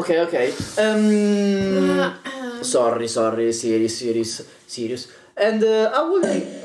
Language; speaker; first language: English; non-native, learner; Italian